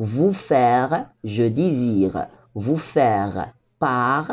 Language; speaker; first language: French; non-native, local second language; Arabic